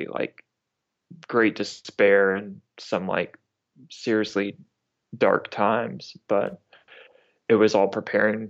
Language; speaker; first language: English; native; English